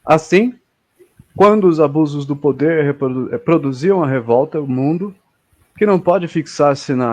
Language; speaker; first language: Portuguese; native; Portuguese